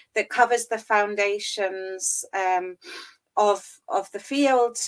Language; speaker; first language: English; native; English